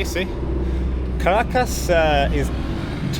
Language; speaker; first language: Spanish; non-native, learner; English